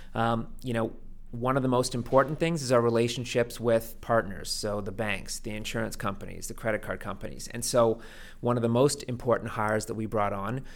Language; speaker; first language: English; native; English